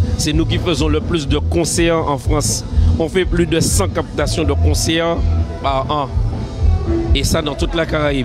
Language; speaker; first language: French; native; French